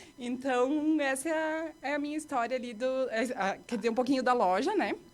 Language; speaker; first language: Portuguese; native; Portuguese